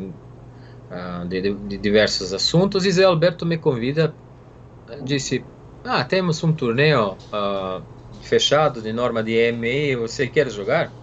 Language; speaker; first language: Portuguese; non-native, fluent; Serbian